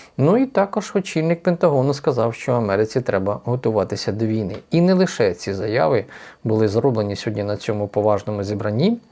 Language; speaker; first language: Ukrainian; native; Ukrainian